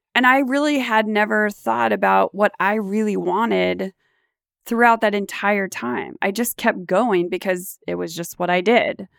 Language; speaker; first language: English; native; English